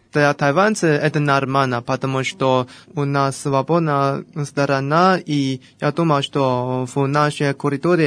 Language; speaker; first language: Russian; non-native, fluent; Chinese